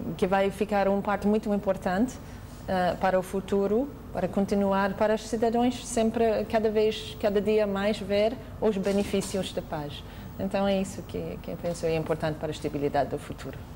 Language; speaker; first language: Portuguese; non-native, fluent; English